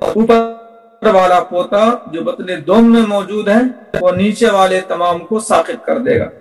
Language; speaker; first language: Urdu; native; Urdu